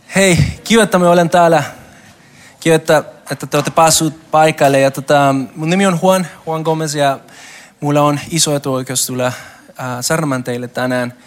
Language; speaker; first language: Finnish; non-native, learner; Spanish